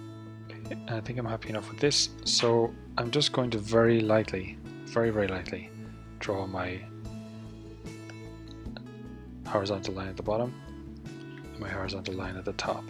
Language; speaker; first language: English; native; English